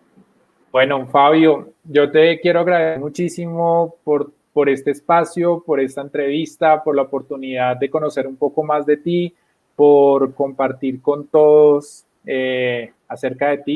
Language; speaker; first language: Spanish; native; Spanish